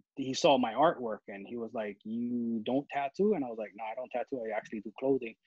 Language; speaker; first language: English; native; English